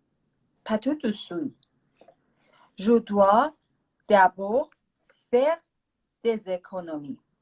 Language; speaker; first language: French; non-native, learner; Persian